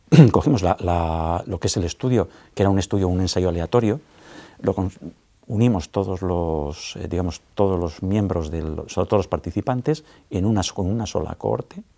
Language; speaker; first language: Spanish; native; Spanish